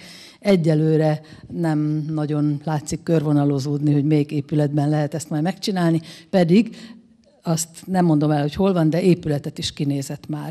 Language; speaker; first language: Hungarian; native; Hungarian